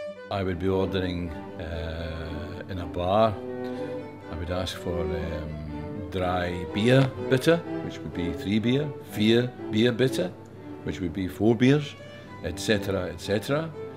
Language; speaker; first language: English; native; English